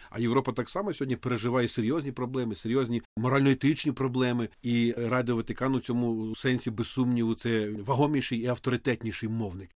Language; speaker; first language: Ukrainian; native; Ukrainian